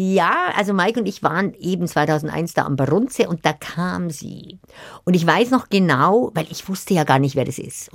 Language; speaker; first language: German; native; German